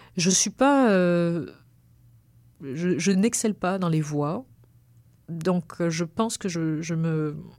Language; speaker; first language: French; native; French